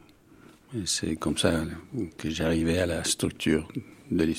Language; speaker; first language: French; non-native, fluent; English